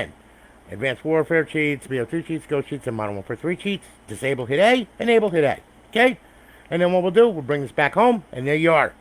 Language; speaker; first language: English; native; English